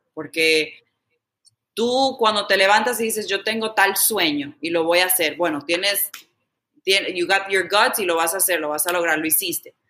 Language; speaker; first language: Spanish; early bilingual, heritage; Spanish